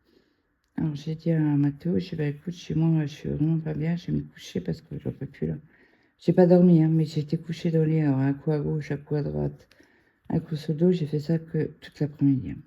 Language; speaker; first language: French; native; French